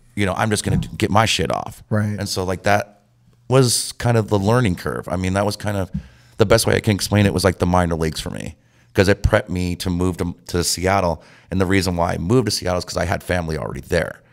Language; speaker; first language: English; native; English